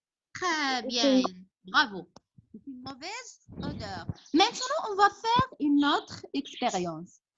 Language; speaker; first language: French; non-native, local second language; Arabic